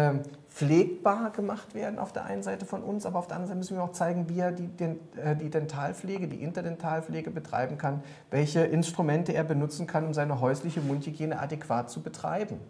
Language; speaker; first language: German; native; German